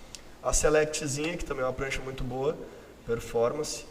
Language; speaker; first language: Portuguese; native; Portuguese